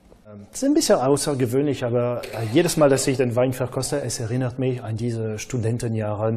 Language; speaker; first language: German; non-native, fluent; French